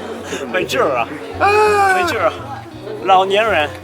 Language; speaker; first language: Chinese; non-native, fluent; Japanese